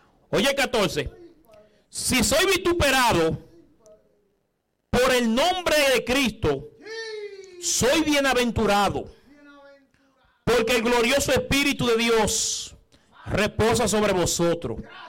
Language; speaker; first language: Spanish; native; Spanish